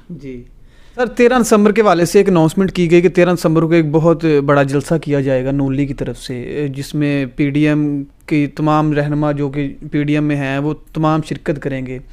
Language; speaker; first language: Urdu; non-native, local second language; Punjabi